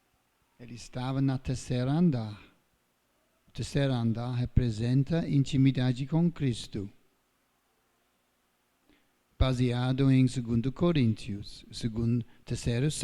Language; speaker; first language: Portuguese; non-native, fluent; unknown